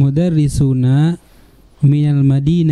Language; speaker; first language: Arabic; non-native, learner; Indonesian